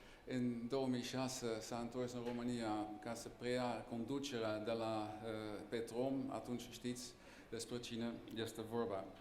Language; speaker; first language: Romanian; non-native, fluent; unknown